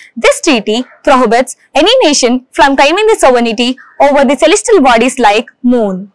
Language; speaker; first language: English; non-native, local second language; Telugu